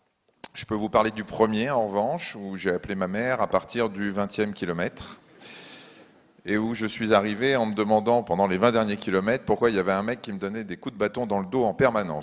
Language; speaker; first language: French; native; French